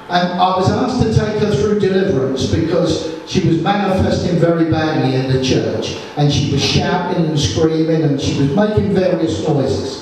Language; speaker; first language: English; native; English